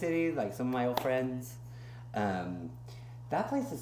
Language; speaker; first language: English; native; English